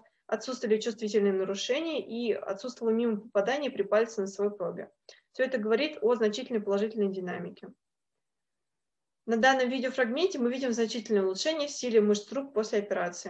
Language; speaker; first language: Russian; native; Russian